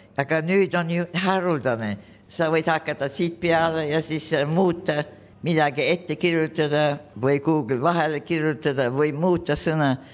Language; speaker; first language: Estonian; early bilingual, heritage; Estonian